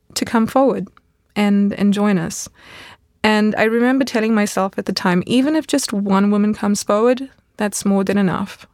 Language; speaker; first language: English; native; English